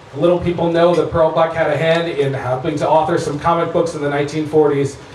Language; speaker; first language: English; native; English